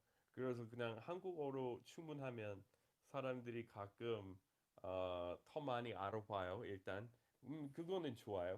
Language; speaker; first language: Korean; non-native, fluent; English